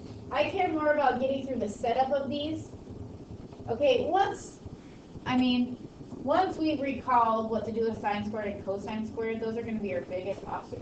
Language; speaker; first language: English; native; English